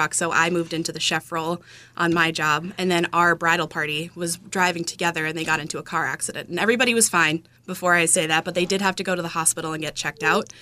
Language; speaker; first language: English; native; English